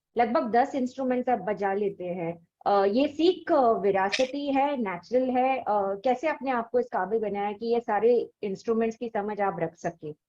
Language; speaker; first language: Hindi; non-native, local second language; Tamil